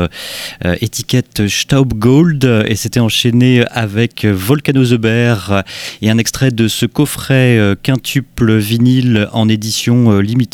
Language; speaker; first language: French; native; French